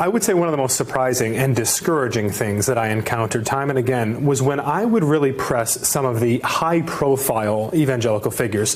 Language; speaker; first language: English; native; English